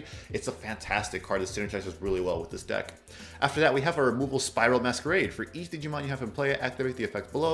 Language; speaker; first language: English; native; English